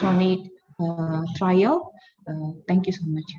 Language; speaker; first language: English; non-native, fluent; Indonesian